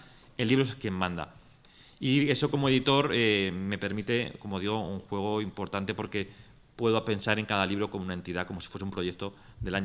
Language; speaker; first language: Spanish; native; Spanish